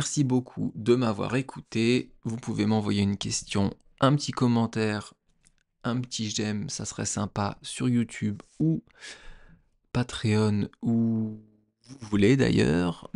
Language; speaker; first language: French; native; French